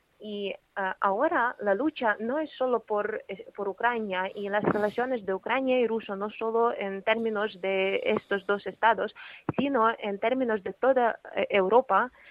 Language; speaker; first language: Spanish; non-native, learner; Ukrainian